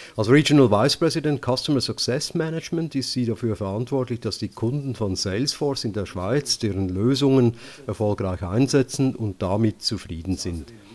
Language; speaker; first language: German; native; German